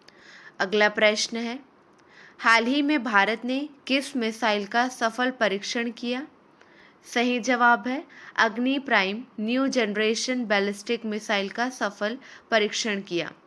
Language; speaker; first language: Hindi; native; Hindi